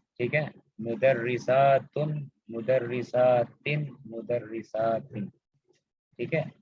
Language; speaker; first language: Urdu; native; Urdu